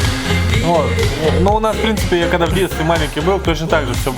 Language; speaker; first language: Russian; native; Russian